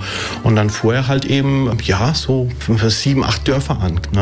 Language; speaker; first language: German; early bilingual, other home language; Italian